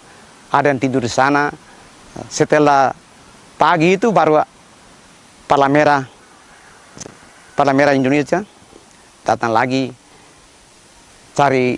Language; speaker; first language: Indonesian; non-native, local second language; Tetum